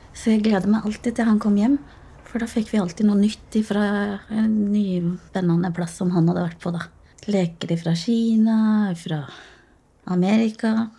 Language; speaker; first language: Norwegian; early bilingual, other home language; Portuguese